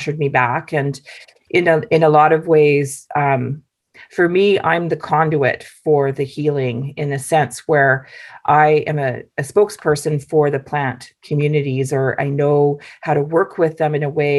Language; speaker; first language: English; native; English